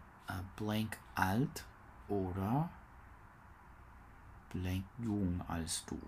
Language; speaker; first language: German; non-native, learner; English